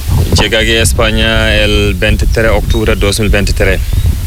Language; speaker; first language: Spanish; non-native, learner; Fula